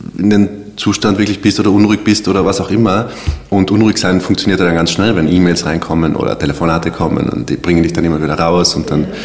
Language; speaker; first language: German; native; German